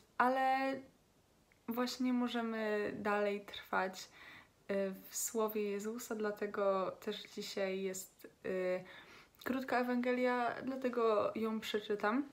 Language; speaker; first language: Polish; native; Polish